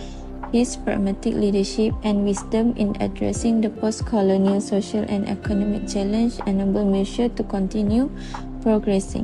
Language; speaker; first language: English; non-native, local second language; Malay